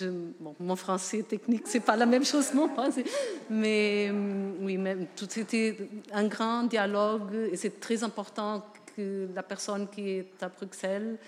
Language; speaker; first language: French; non-native, fluent; Portuguese